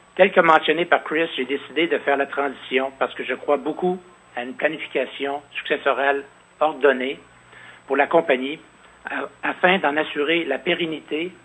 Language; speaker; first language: French; native; French